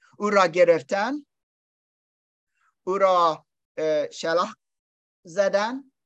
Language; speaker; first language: Persian; non-native, learner; English